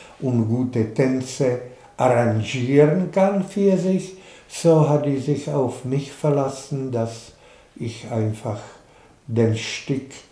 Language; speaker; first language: German; non-native, learner; Czech